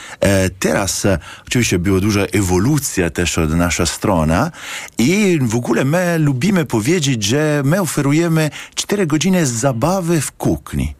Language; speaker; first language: Polish; non-native, learner; Italian